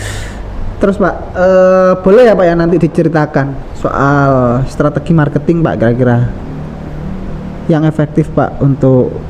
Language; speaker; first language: Indonesian; native; Indonesian